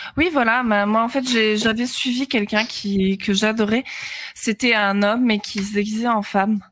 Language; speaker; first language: French; native; French